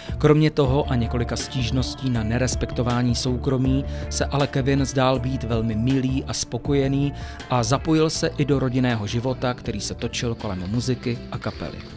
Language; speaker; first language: Czech; native; Czech